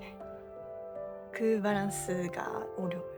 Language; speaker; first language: Korean; non-native, fluent; Japanese